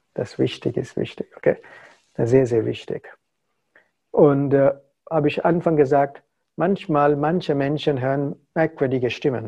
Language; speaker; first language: German; non-native, fluent; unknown